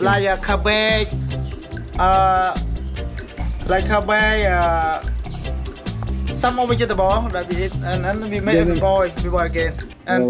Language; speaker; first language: English; non-native, learner; Khmer